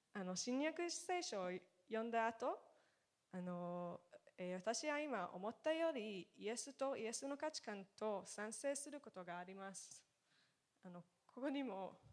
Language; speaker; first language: Japanese; non-native, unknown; Hebrew